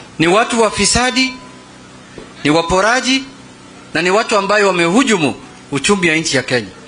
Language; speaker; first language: Swahili; non-native, local second language; Somali